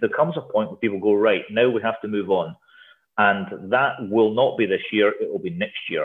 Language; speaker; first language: English; native; English